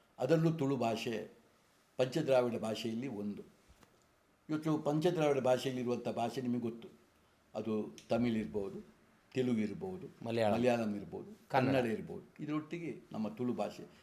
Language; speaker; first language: Kannada; non-native, local second language; Tulu